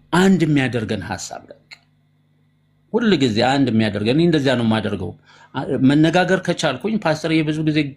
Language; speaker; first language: Amharic; native; Amharic